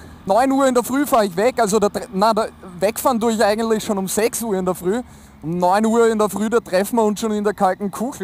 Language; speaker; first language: German; native; German